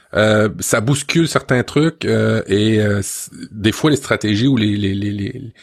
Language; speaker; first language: French; native; French